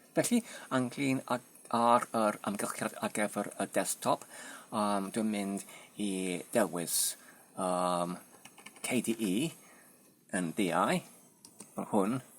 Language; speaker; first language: Welsh; non-native, learner; Polish